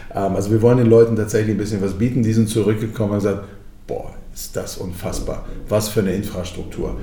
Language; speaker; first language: German; early bilingual, other home language; Croatian